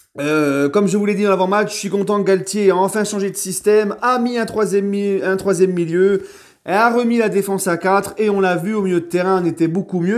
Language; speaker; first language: French; native; French